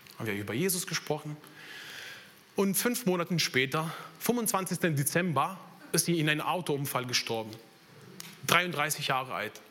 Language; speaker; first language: German; non-native, fluent; Italian